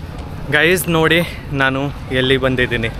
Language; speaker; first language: Kannada; non-native, learner; Hindi